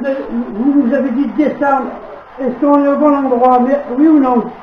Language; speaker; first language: French; native; French